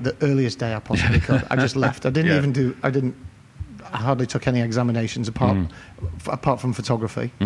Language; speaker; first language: English; native; English